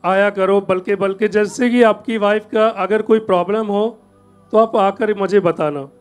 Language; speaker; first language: Hindi; native; Hindi